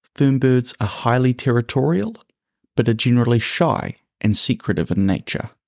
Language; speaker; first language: English; native; English